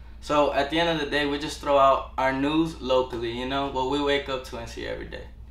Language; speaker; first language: English; early bilingual, other home language; Spanish